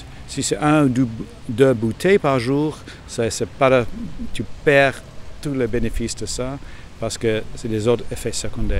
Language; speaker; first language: French; non-native, fluent; English